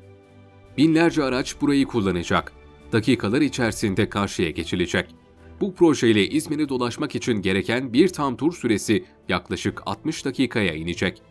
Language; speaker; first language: Turkish; native; Turkish